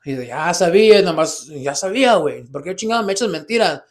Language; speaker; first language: Spanish; early bilingual, heritage; Spanish